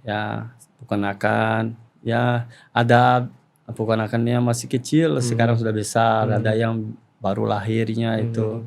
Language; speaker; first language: Indonesian; non-native, fluent; Portuguese